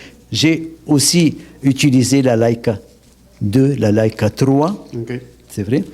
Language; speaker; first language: French; non-native, local second language; Arabic